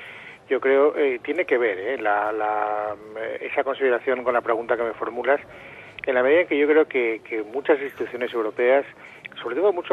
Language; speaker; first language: Spanish; native; Spanish